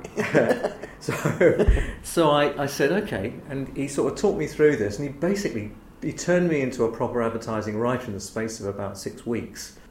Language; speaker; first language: English; native; English